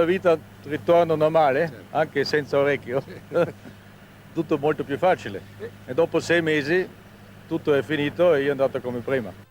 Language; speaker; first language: Italian; non-native, fluent; German